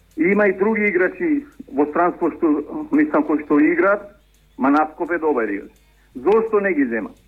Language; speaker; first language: Macedonian; native; Macedonian